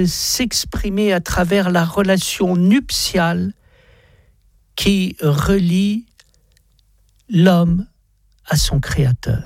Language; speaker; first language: French; native; French